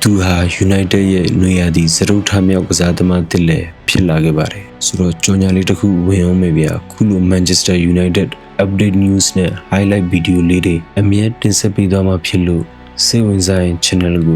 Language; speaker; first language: Burmese; native; Burmese